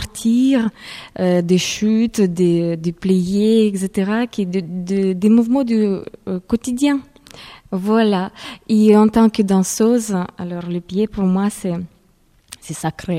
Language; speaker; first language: French; non-native, fluent; Ukrainian